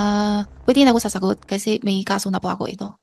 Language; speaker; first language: Filipino; non-native, learner; Chinese